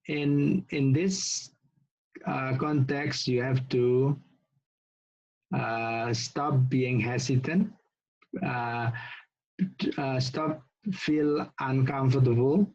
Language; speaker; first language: English; non-native, local second language; Indonesian